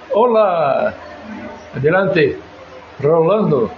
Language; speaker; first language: Spanish; non-native, fluent; Portuguese